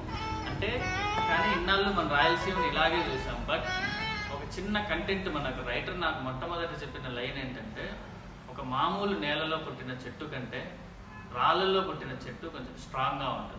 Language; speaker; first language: Telugu; native; Telugu